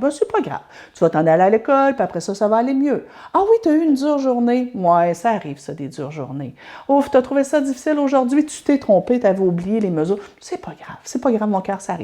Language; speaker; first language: French; native; French